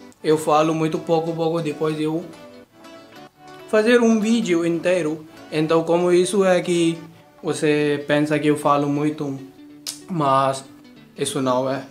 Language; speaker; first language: Portuguese; non-native, learner; Hindi